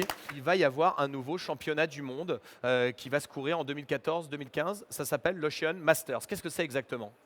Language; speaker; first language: French; native; French